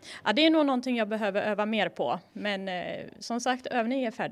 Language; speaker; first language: Swedish; native; Swedish